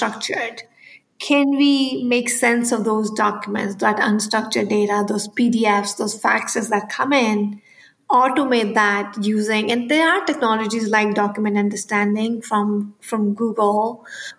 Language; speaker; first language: English; non-native, local second language; Hindi